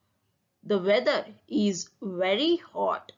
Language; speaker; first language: English; non-native, fluent; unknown